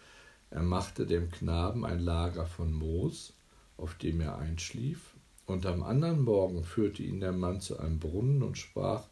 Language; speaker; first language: German; native; German